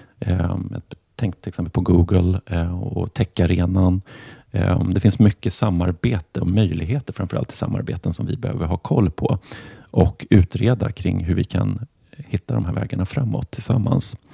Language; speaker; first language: Swedish; native; Swedish